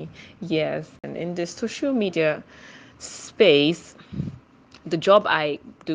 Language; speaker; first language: English; non-native, local second language; Igbo